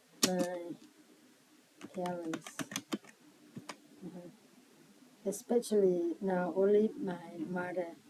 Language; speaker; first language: English; non-native, learner; Thai